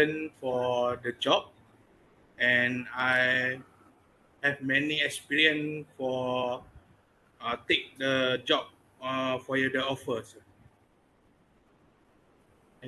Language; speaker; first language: English; non-native, learner; Malay